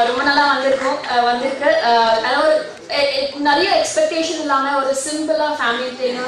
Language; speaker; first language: Tamil; non-native, learner; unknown